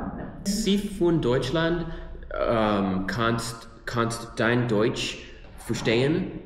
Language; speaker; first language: German; non-native, learner; English